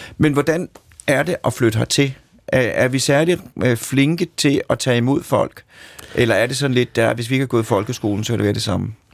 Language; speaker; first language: Danish; native; Danish